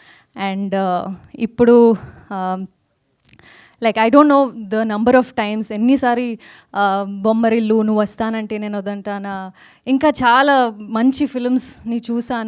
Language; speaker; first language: Telugu; non-native, fluent; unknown